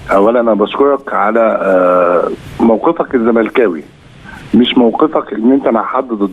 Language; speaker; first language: Arabic; native; Arabic